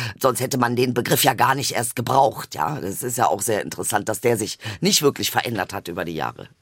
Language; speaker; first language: German; early bilingual, other home language; Turkish